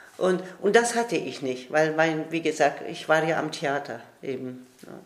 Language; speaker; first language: German; non-native, fluent; Turkish